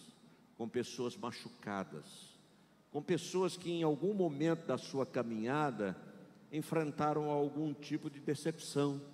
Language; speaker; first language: Portuguese; native; Portuguese